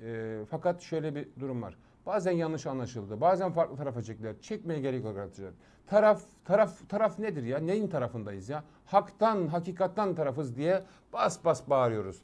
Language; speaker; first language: Turkish; native; Turkish